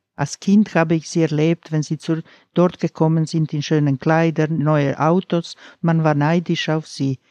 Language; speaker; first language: German; non-native, fluent; Croatian